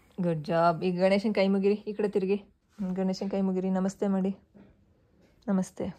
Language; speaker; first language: Kannada; native; Kannada